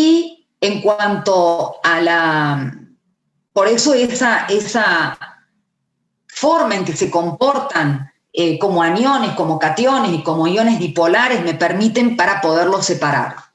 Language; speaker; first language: Spanish; native; Spanish